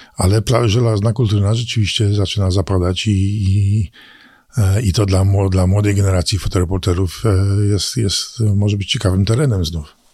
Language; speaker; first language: Polish; early bilingual, other home language; English